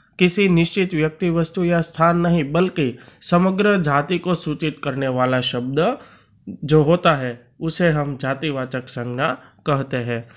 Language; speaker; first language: Hindi; non-native, local second language; Gujarati